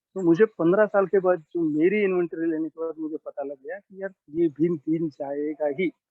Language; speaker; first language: Hindi; non-native, local second language; Marathi